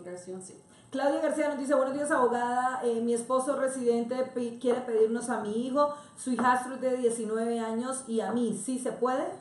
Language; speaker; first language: Spanish; native; Spanish